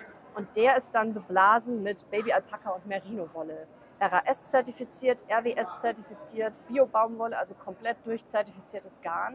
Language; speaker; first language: German; native; German